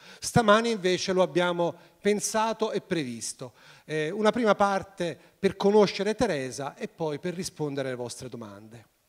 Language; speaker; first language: Italian; native; Italian